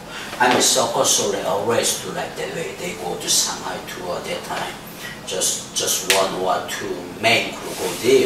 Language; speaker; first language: English; non-native, learner; Korean